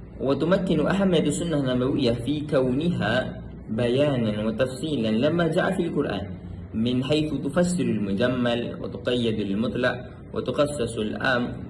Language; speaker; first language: Arabic; non-native, learner; Malay